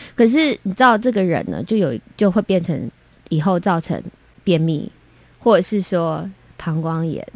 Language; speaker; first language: Chinese; non-native, local second language; Min Nan Chinese